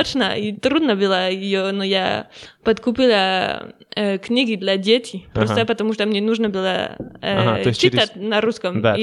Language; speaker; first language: Russian; non-native, learner; French